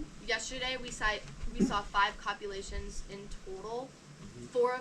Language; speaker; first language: English; native; English